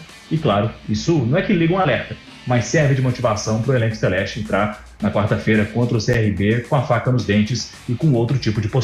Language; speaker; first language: Portuguese; native; Portuguese